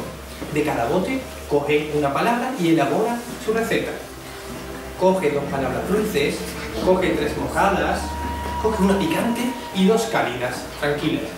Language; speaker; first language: Spanish; native; Spanish